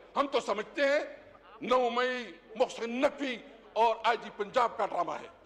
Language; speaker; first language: Urdu; non-native, local second language; Pashto